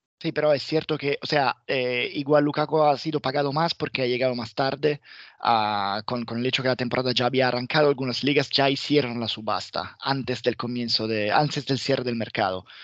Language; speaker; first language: Spanish; non-native, fluent; Italian